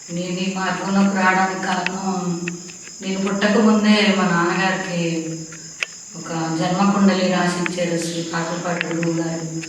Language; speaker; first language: Telugu; early bilingual, heritage; Telugu